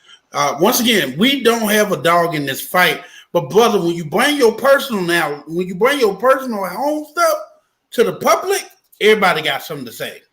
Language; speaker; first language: English; native; English